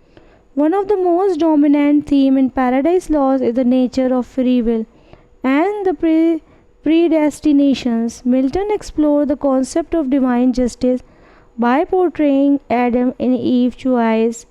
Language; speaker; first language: English; non-native, fluent; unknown